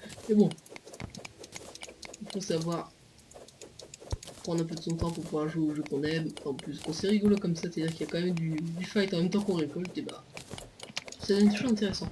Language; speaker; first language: French; native; French